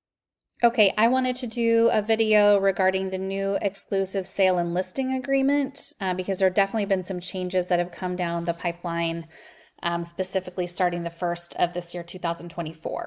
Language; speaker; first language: English; native; English